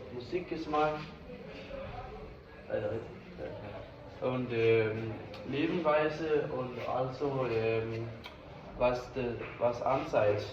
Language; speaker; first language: German; non-native, learner; Danish